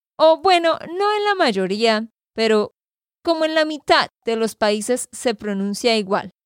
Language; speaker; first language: Spanish; native; Spanish